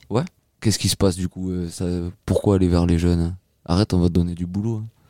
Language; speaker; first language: French; native; French